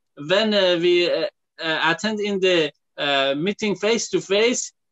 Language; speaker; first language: English; non-native, learner; Persian